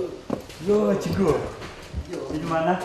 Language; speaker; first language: Korean; non-native, learner; Mongolian